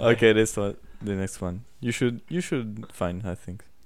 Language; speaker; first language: English; non-native, learner; French